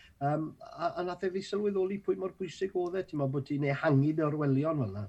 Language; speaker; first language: Welsh; native; Welsh